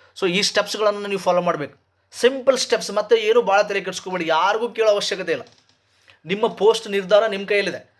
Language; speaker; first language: Kannada; native; Kannada